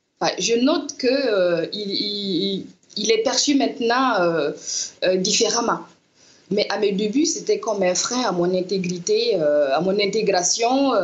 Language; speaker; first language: French; non-native, local second language; Mossi